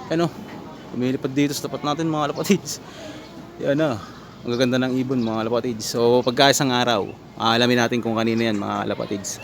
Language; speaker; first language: Filipino; native; Filipino